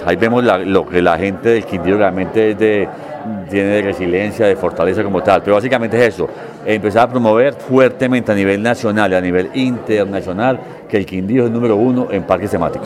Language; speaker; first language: Spanish; native; Spanish